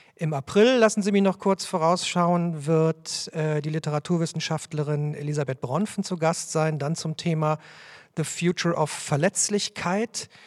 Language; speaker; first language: German; native; German